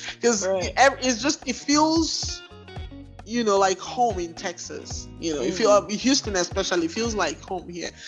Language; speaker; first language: English; non-native, local second language; Igbo